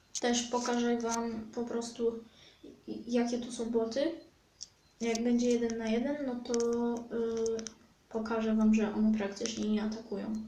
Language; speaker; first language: Polish; native; Polish